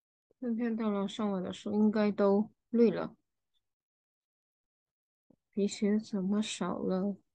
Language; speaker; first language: Chinese; non-native, fluent; Vietnamese